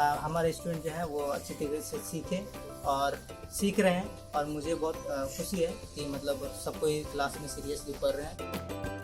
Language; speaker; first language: Hindi; native; Hindi